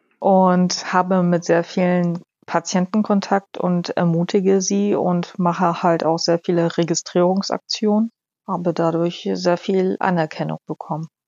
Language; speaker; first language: German; early bilingual, other home language; Polish